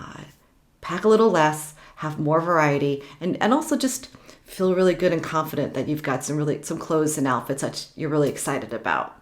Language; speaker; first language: English; native; English